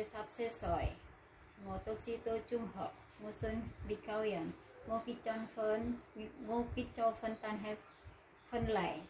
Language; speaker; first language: Cantonese; non-native, learner; Indonesian